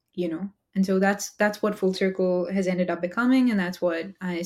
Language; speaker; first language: English; non-native, local second language; Hindi